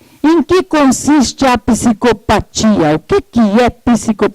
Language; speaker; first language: Portuguese; native; Portuguese